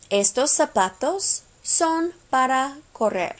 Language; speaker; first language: Spanish; non-native, fluent; English